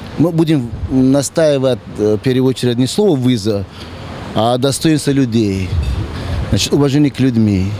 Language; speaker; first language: Russian; non-native, local second language; Tajik